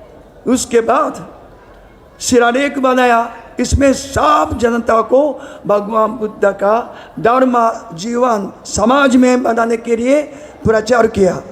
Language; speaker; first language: Hindi; non-native, learner; Japanese